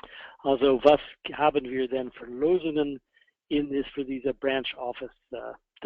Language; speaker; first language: German; non-native, fluent; English